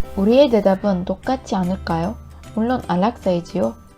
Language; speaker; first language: Korean; non-native, learner; Turkish